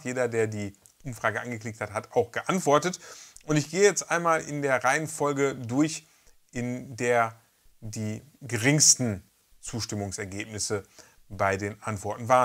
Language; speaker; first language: German; native; German